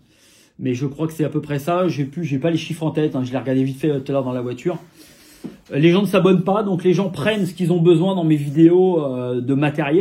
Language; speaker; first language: French; native; French